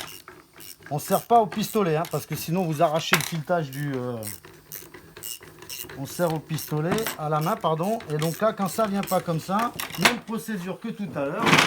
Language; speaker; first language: French; native; French